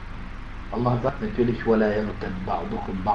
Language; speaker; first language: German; non-native, fluent; Arabic